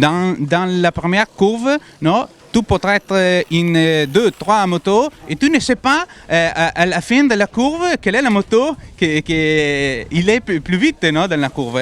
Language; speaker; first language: French; non-native, learner; Italian